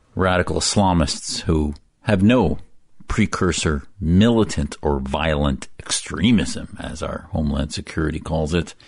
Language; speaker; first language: English; early bilingual, other home language; Arabic